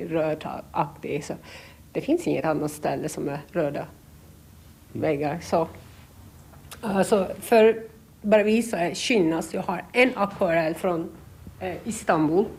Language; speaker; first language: Swedish; non-native, learner; Turkish